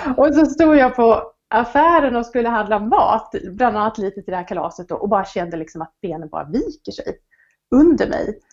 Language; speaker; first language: Swedish; native; Swedish